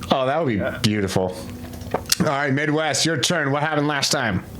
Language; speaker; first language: English; native; English